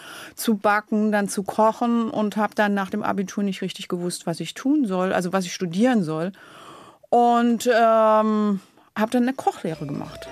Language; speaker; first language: German; native; German